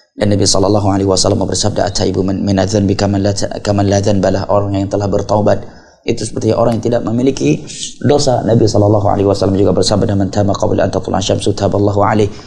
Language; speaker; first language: Malay; native; Malay